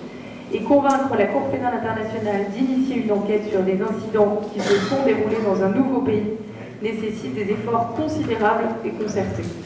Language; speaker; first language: French; native; French